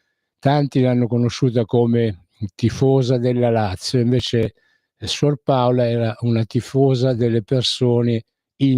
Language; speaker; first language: Italian; native; Italian